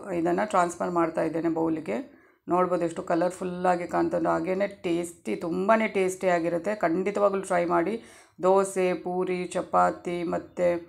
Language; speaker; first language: Kannada; non-native, local second language; Tulu